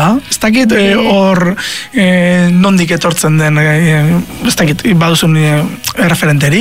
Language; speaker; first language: Basque; native; Basque